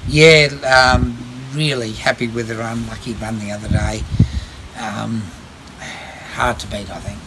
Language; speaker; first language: English; native; English